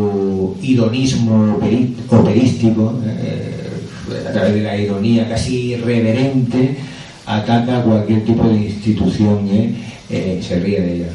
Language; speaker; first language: Spanish; native; Spanish